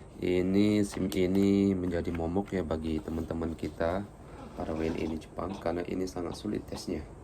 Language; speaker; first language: Indonesian; native; Indonesian